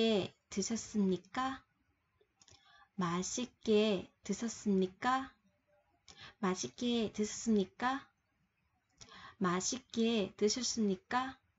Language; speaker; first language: Korean; non-native, fluent; Vietnamese